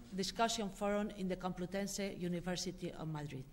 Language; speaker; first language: English; non-native, fluent; Spanish